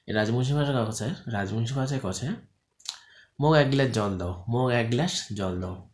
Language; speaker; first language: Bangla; non-native, local second language; Rangpuri